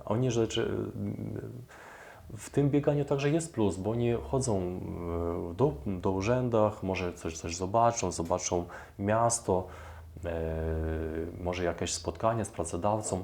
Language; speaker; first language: Polish; non-native, fluent; Ukrainian